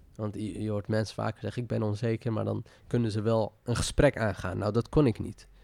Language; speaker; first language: Dutch; early bilingual, other home language; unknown